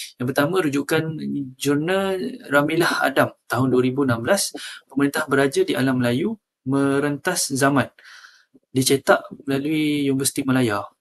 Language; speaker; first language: Malay; native; Malay